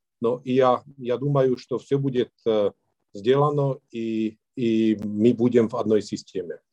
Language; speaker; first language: Russian; non-native, learner; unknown